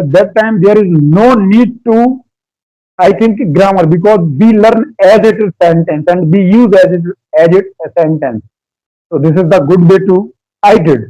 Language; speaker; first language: English; non-native, learner; Hindi